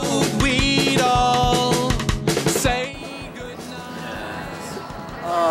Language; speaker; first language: Spanish; native; Spanish